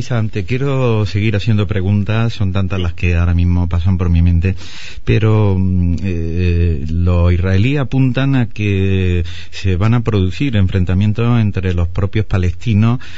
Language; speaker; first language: Spanish; native; Spanish